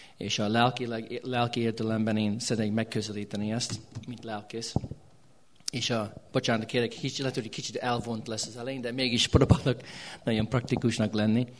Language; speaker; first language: Hungarian; non-native, fluent; English